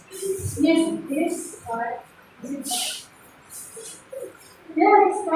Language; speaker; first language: English; non-native, learner; Indonesian